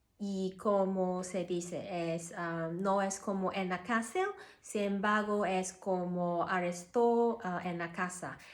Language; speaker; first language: Spanish; non-native, learner; Cantonese